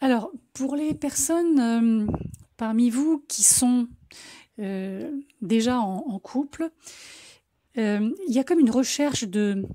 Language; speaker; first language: French; native; French